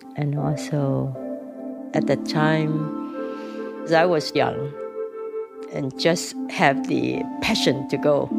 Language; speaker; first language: English; non-native, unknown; Vietnamese